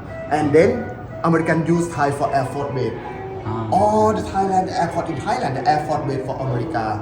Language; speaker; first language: English; non-native, learner; Thai